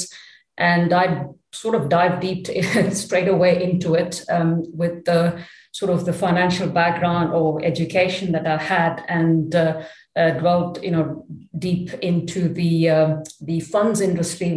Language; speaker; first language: English; non-native, local second language; Tamil